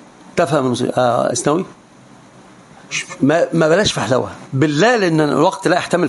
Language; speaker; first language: Arabic; native; Arabic